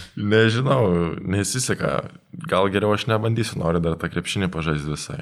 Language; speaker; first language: Lithuanian; native; Lithuanian